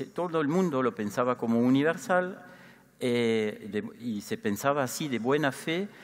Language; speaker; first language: Spanish; non-native, fluent; French